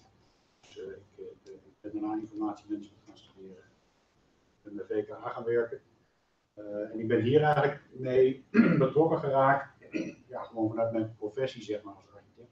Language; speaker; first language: Dutch; native; Dutch